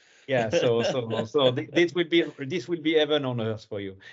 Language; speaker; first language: English; non-native, fluent; French